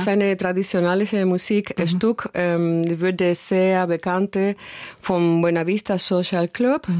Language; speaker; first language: German; non-native, learner; Spanish